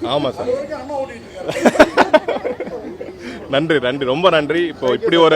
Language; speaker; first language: Tamil; native; Tamil